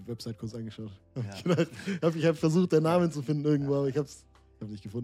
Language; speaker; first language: German; native; German